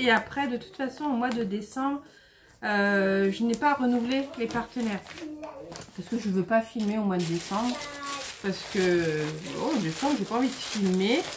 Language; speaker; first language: French; native; French